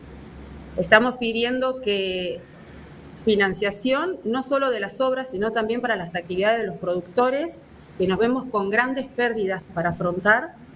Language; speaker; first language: Spanish; native; Spanish